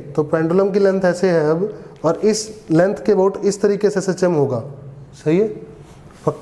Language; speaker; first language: Hindi; native; Hindi